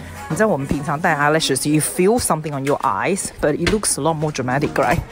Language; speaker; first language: English; non-native, fluent; Chinese